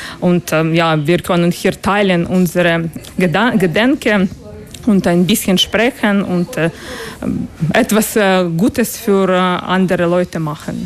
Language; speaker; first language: German; non-native, learner; Ukrainian